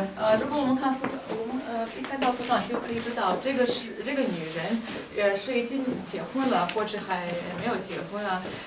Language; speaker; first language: Chinese; non-native, fluent; Russian